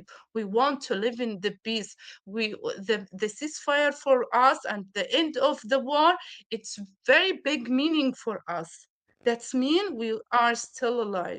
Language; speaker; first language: English; non-native, learner; Arabic